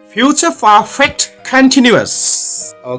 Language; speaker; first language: English; non-native, learner; Bangla